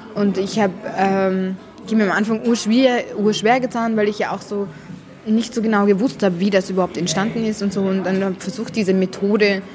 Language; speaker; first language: German; early bilingual, heritage; Arabic